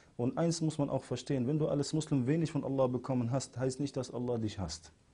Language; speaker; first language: German; non-native, fluent; Arabic